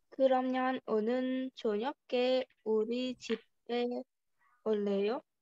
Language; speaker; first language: Korean; non-native, learner; Vietnamese